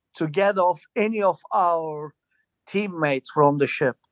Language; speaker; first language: English; non-native, fluent; Turkish